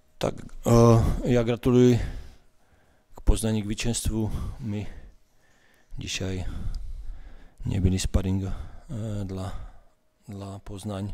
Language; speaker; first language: Polish; non-native, learner; Czech